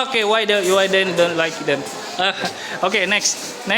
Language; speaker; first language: English; non-native, fluent; Indonesian